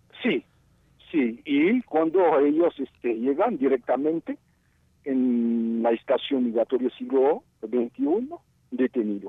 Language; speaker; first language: Spanish; non-native, fluent; Haitian Creole